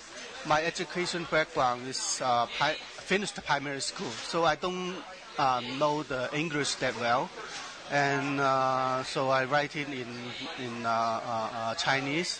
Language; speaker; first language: English; non-native, learner; Chinese